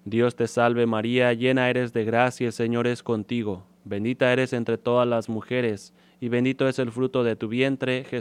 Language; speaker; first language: Spanish; native; Spanish